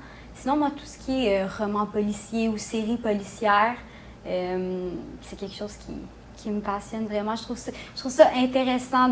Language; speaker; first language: French; native; French